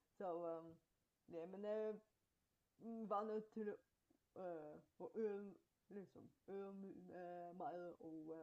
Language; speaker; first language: Danish; non-native, fluent; Bulgarian